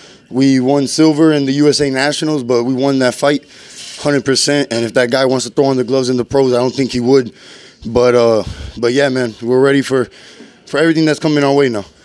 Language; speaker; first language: English; early bilingual, other home language; Spanish